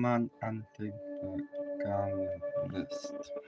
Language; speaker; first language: Icelandic; non-native, learner; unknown